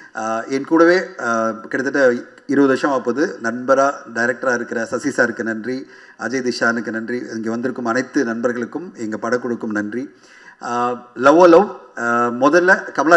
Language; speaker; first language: Tamil; native; Tamil